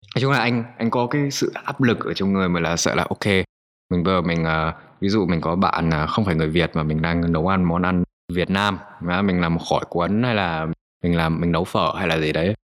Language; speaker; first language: Vietnamese; native; Vietnamese